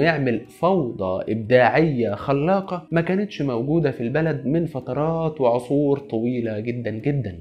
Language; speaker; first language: Arabic; native; Arabic